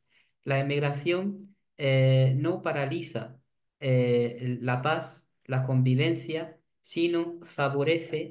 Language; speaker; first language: Spanish; non-native, fluent; Arabic